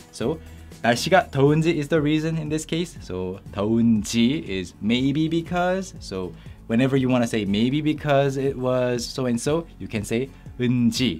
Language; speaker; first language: English; non-native, fluent; Korean